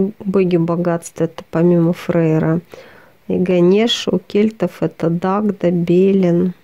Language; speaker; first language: Russian; native; Russian